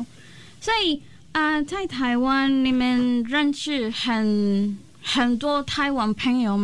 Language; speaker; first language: Chinese; non-native, fluent; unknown